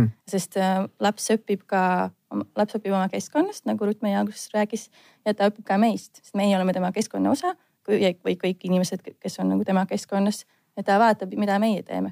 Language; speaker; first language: Estonian; non-native, fluent; Latvian